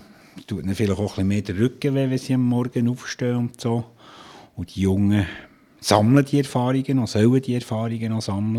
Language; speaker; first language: German; native; German